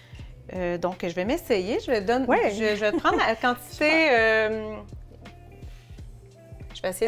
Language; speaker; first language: French; native; French